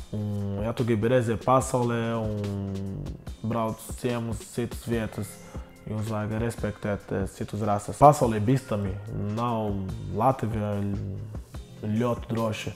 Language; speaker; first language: Latvian; non-native, learner; Portuguese